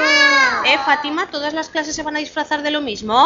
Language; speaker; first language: Spanish; native; Spanish